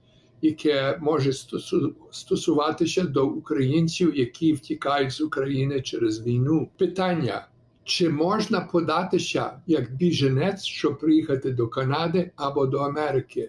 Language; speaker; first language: Ukrainian; early bilingual, heritage; Ukrainian